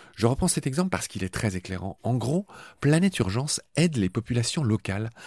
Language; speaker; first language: French; native; French